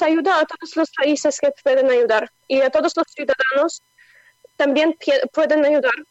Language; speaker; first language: Spanish; non-native, fluent; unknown